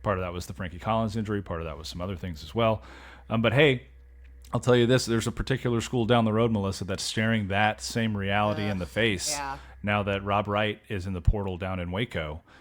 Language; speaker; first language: English; native; English